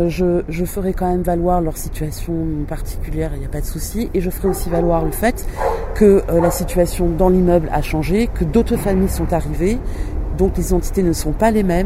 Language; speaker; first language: French; native; French